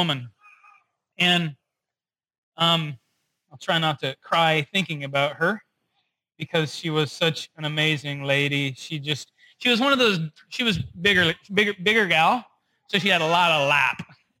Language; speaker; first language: English; native; English